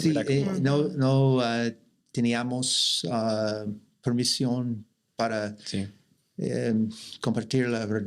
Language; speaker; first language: Spanish; non-native, learner; English